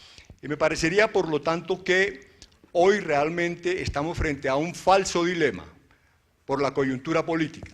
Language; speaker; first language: Spanish; native; Spanish